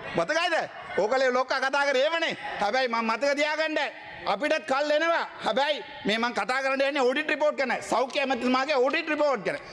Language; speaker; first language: Sinhala; non-native, local second language; Tamil